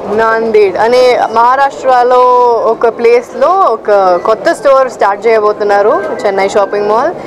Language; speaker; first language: Telugu; non-native, fluent; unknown